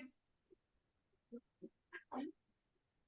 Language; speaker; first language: French; native; French